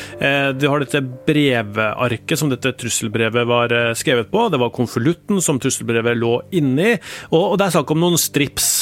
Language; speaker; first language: Norwegian; native; Norwegian